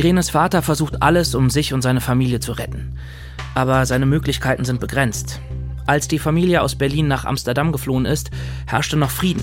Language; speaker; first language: German; native; German